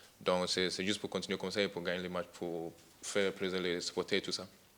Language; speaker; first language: French; non-native, fluent; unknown